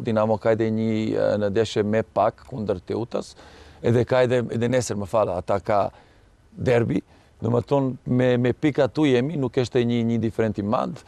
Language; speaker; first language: Albanian; non-native, learner; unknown